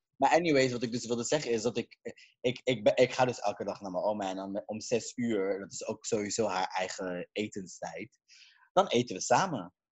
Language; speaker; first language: Dutch; early bilingual, other home language; Caribbean Hindustani